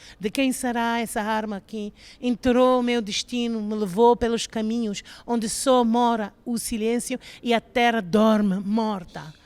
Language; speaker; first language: Portuguese; non-native, fluent; English